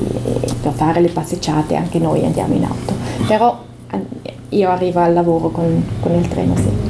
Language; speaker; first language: Italian; non-native, local second language; German